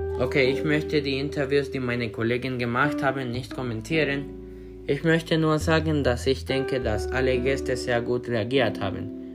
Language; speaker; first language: German; non-native, learner; Spanish